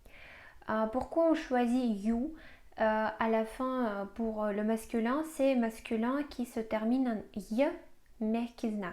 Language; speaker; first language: French; non-native, fluent; Russian